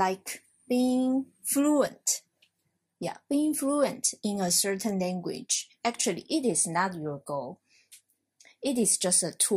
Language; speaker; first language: English; non-native, fluent; Chinese